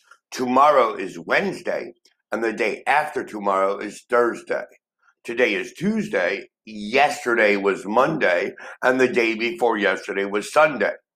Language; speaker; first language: English; native; English